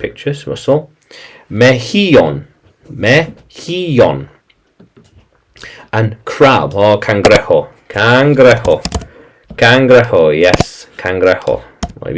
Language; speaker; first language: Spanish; non-native, fluent; English